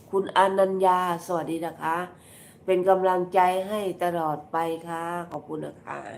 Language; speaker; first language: Thai; native; Thai